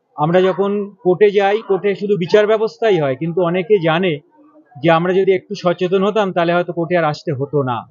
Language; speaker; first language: Bangla; native; Bangla